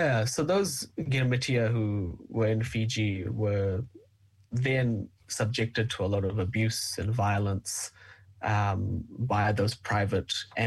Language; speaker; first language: English; native; English